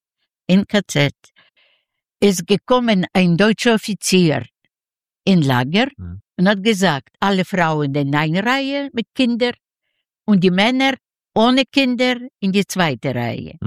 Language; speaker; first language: German; non-native, learner; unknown